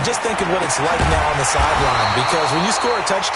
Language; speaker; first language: English; native; English